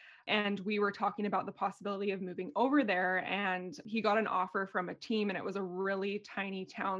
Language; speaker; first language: English; native; English